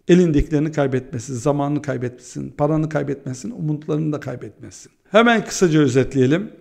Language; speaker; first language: Turkish; early bilingual, heritage; Turkish